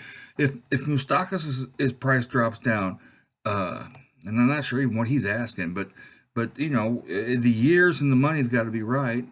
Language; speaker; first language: English; native; English